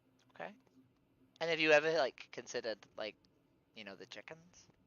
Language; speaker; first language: English; native; English